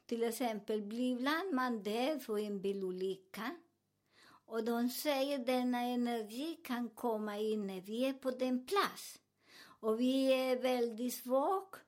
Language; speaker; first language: Swedish; non-native, learner; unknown